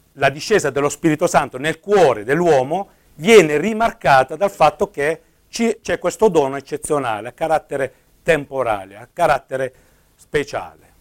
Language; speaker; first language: Italian; native; Italian